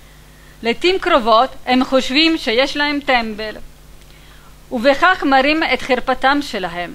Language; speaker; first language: Hebrew; non-native, fluent; Italian